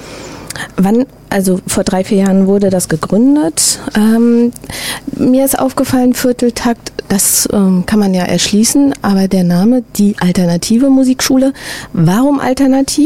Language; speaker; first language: German; native; German